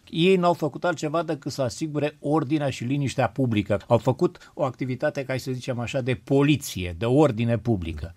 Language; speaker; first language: Romanian; native; Romanian